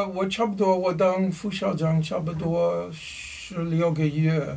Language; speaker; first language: Chinese; non-native, learner; English